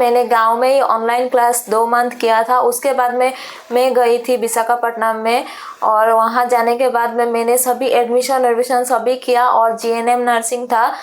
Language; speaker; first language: Hindi; non-native, local second language; Sadri